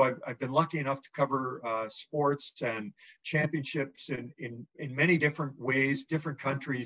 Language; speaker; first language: English; native; English